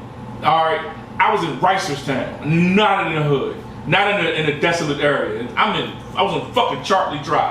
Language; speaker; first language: English; native; English